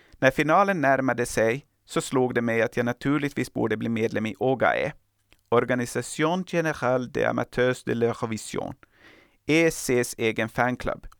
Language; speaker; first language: Swedish; native; Swedish